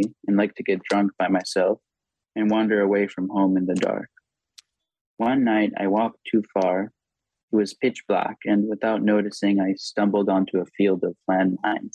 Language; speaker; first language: English; non-native, fluent; Hebrew